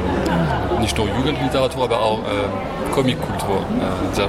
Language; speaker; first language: German; non-native, fluent; French